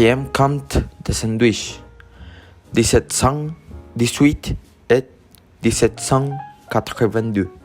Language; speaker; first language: French; non-native, learner; Spanish